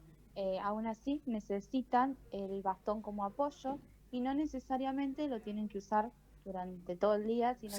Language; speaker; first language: Spanish; native; Spanish